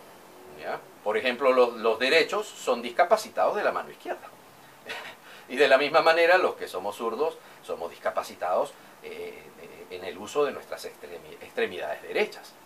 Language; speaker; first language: Spanish; native; Spanish